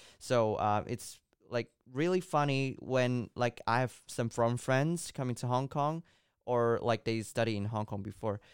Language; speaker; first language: English; non-native, local second language; Cantonese